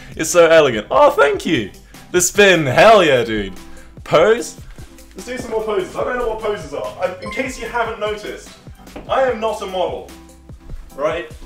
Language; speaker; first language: English; native; English